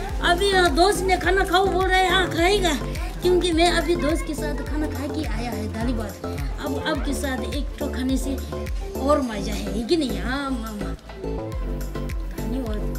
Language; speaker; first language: Hindi; non-native, local second language; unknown